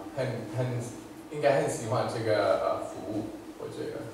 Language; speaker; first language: Chinese; non-native, fluent; English